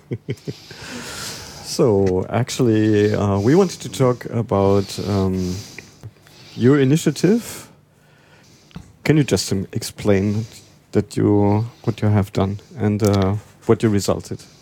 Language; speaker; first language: English; non-native, fluent; German